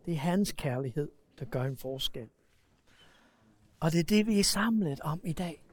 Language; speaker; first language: Danish; non-native, fluent; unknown